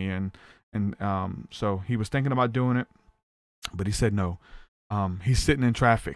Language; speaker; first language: English; native; English